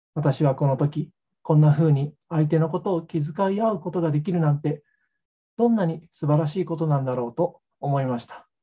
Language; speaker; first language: Japanese; native; Japanese